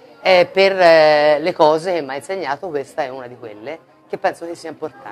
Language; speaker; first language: Italian; native; Italian